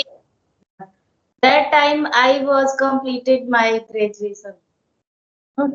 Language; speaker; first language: English; non-native, learner; Hindi